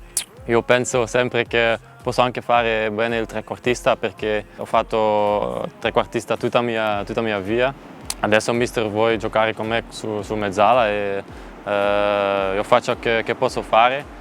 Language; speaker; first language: Italian; non-native, learner; Dutch